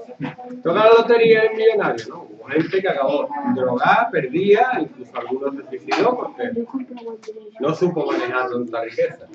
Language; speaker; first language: Spanish; native; Spanish